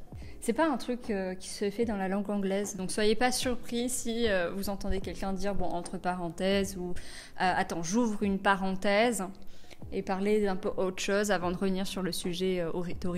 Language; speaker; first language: French; native; French